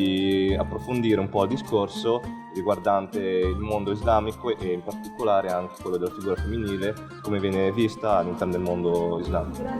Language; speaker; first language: Italian; native; Italian